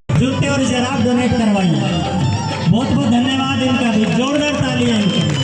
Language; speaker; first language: Hindi; native; Hindi